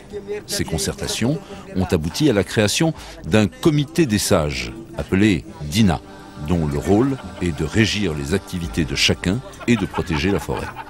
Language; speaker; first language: French; native; French